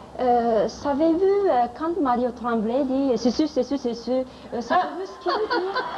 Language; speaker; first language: French; non-native, fluent; Japanese